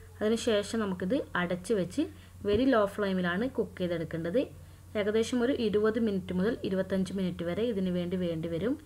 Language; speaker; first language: Malayalam; native; Malayalam